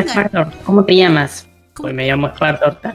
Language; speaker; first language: Spanish; native; Spanish